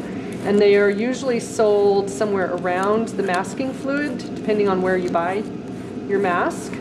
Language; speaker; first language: English; native; English